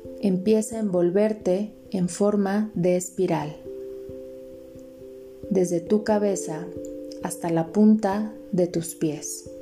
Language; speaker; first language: Spanish; native; Spanish